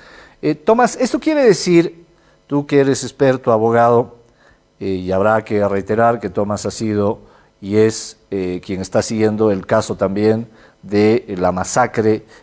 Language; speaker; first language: Spanish; native; Spanish